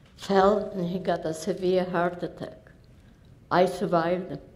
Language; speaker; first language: English; non-native, learner; Polish